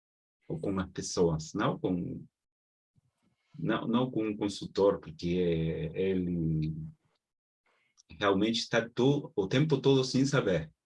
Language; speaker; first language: Portuguese; non-native, fluent; Spanish